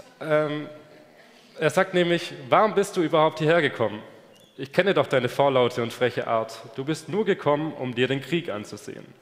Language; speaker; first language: German; native; German